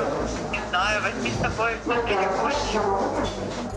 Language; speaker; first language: Russian; native; Russian